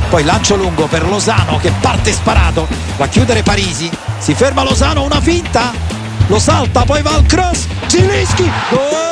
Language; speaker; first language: Italian; native; Italian